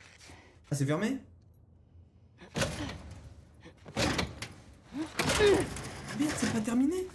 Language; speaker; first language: French; native; French